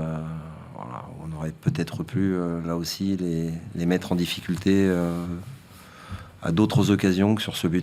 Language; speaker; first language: French; native; French